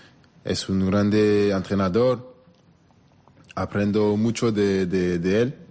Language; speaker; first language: Spanish; non-native, learner; French